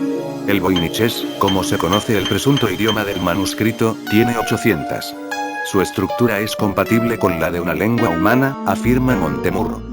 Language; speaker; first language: Spanish; native; Spanish